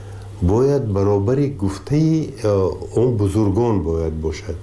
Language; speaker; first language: Persian; native; Persian